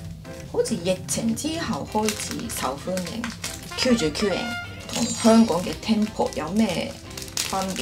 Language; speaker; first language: Cantonese; non-native, fluent; Japanese